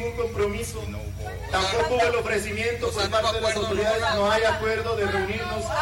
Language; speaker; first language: Spanish; native; Spanish